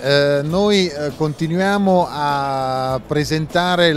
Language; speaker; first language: Italian; native; Italian